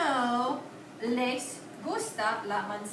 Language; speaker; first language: Spanish; non-native, fluent; English